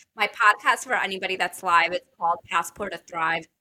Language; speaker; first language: English; early bilingual, other home language; Italian